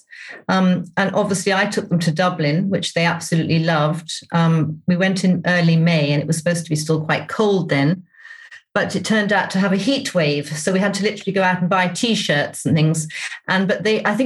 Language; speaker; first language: English; native; English